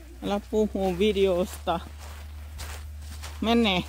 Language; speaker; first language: Finnish; non-native, learner; Thai